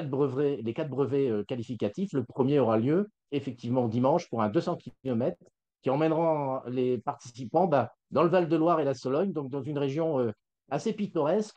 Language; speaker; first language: French; native; French